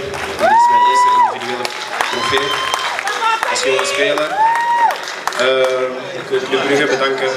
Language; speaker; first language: Dutch; non-native, local second language; French